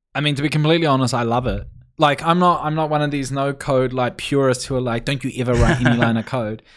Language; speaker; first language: English; native; English